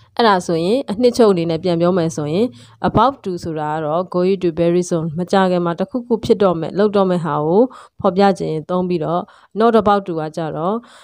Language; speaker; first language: Burmese; native; Burmese